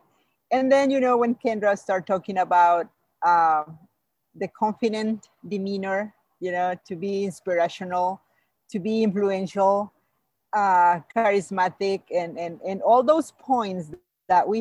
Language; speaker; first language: English; non-native, fluent; Spanish